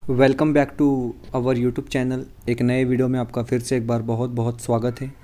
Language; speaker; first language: Hindi; non-native, local second language; Marathi